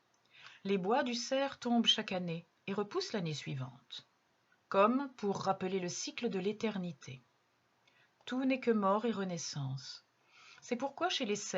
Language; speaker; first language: French; native; French